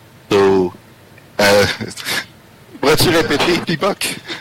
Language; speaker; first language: French; native; French